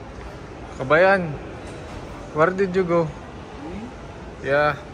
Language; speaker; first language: English; non-native, local second language; Filipino